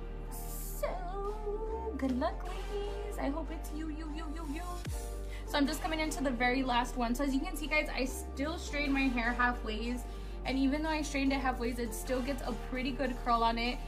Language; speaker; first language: English; early bilingual, other home language; Spanish